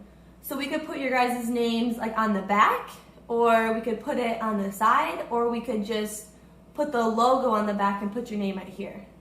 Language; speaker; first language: English; native; English